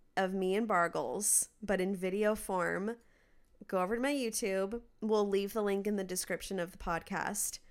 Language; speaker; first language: English; native; English